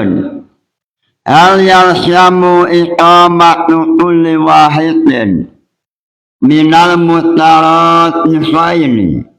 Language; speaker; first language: Arabic; non-native, fluent; Indonesian